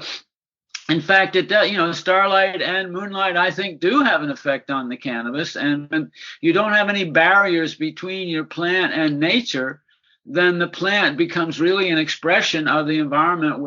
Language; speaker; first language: English; native; English